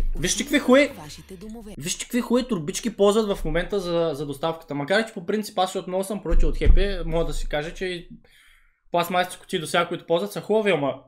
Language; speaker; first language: Bulgarian; early bilingual, other home language; Vietnamese